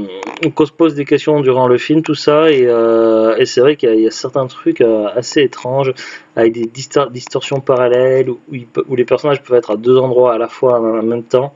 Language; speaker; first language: French; native; French